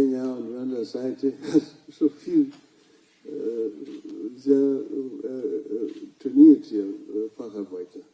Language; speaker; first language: German; non-native, learner; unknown